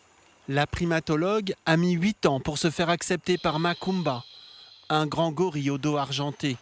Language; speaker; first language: French; native; French